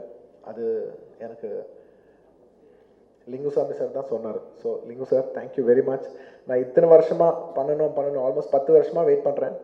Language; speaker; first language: Tamil; non-native, local second language; Telugu